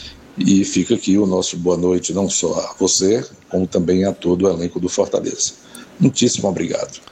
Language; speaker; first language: Portuguese; native; Portuguese